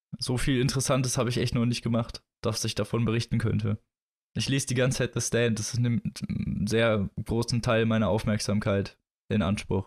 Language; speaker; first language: German; native; German